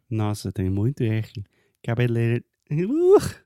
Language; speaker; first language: Portuguese; non-native, fluent; English